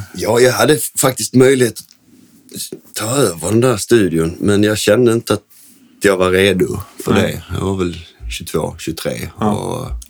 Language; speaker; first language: Swedish; native; Swedish